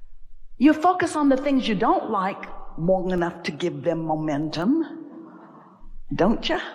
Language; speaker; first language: English; native; English